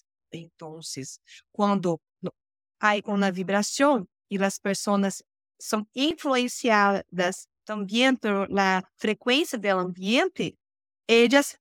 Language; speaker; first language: Spanish; non-native, learner; Portuguese